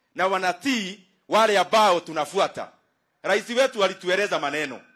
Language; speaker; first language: Swahili; non-native, local second language; Kikuyu